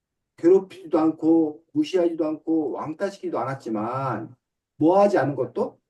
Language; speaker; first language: Korean; native; Korean